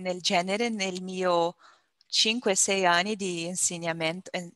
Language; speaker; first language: Italian; non-native, learner; Portuguese